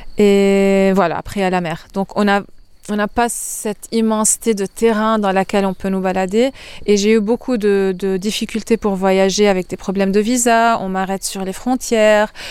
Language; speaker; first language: French; non-native, local second language; Arabic